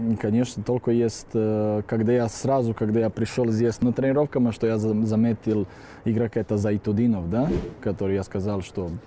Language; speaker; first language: Russian; non-native, learner; Serbian